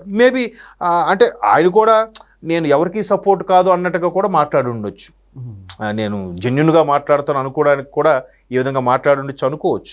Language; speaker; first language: Telugu; native; Telugu